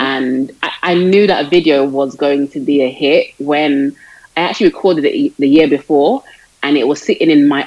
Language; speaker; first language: English; native; English